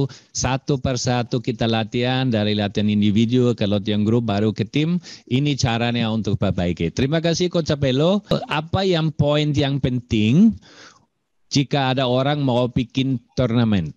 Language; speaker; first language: Indonesian; non-native, fluent; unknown